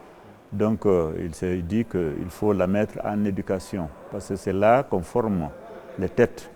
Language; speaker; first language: French; non-native, local second language; Fula